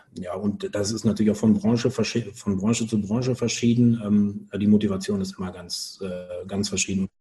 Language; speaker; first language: German; native; German